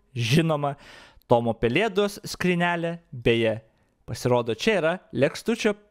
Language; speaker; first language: Lithuanian; native; Lithuanian